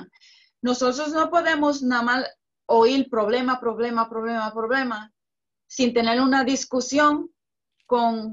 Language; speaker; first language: Spanish; early bilingual, heritage; Spanish